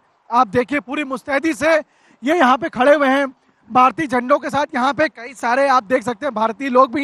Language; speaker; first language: Hindi; native; Hindi